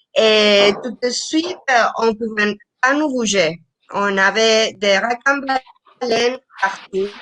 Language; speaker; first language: French; non-native, fluent; Spanish